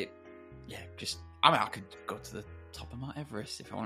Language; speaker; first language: English; native; English